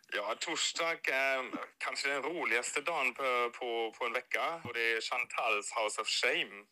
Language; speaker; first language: Swedish; non-native, fluent; German